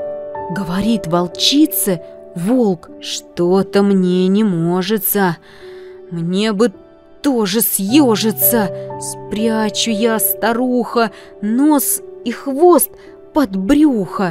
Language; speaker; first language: Russian; native; Russian